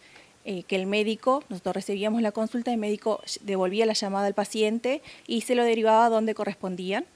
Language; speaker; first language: Spanish; native; Spanish